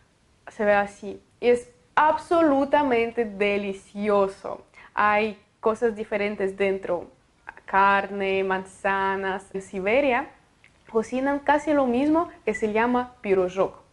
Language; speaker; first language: Spanish; non-native, fluent; Russian